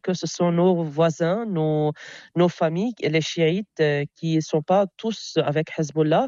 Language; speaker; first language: French; non-native, local second language; Arabic